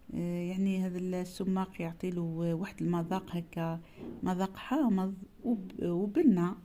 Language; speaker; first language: Arabic; native; Arabic